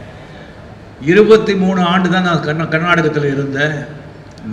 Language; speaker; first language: Tamil; non-native, fluent; Marathi